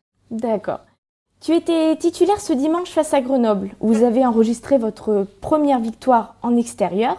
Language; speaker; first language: French; native; French